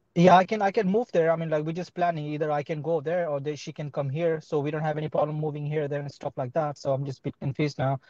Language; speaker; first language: English; non-native, fluent; Arabic